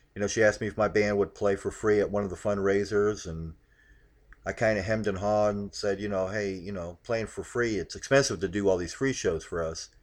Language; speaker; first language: English; native; English